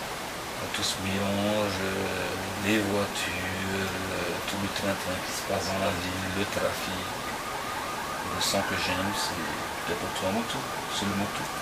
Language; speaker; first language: French; non-native, local second language; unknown